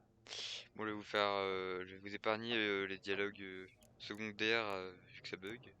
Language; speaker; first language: French; native; French